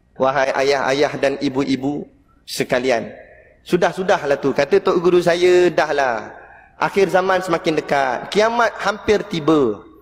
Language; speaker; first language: Malay; native; Malay